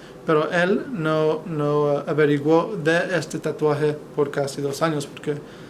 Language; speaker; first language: Spanish; non-native, fluent; English